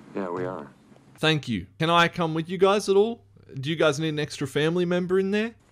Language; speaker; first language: English; native; English